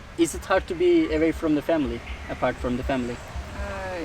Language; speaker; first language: English; non-native, fluent; Turkish